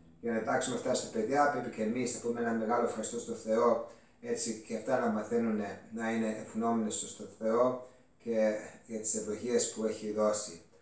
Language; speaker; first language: Greek; early bilingual, other home language; English